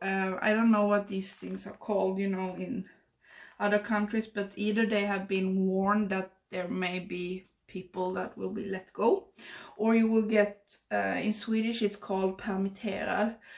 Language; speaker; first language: English; non-native, fluent; Swedish